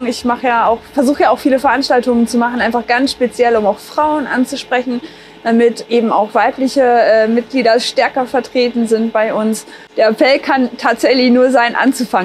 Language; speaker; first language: German; native; German